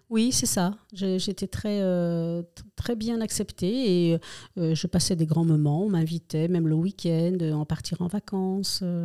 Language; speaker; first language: French; early bilingual, other home language; Spanish